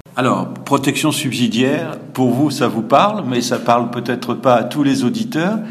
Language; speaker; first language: French; native; French